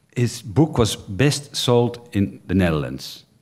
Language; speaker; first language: English; non-native, fluent; Dutch